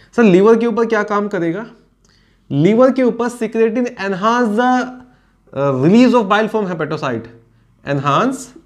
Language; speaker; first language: Hindi; native; Hindi